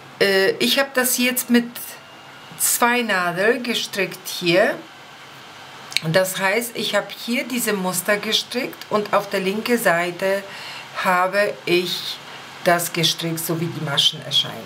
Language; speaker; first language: German; non-native, fluent; Polish